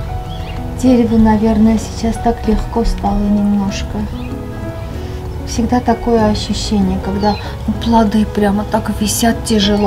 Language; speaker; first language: Russian; non-native, fluent; Armenian